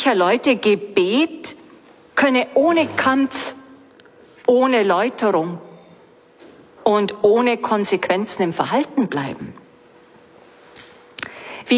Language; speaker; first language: German; native; German